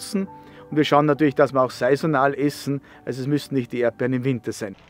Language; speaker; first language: German; native; German